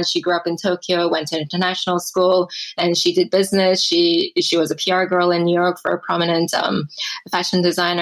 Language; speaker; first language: English; early bilingual, other home language; Korean